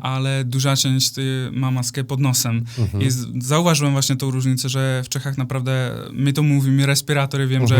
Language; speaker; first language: Polish; non-native, fluent; Czech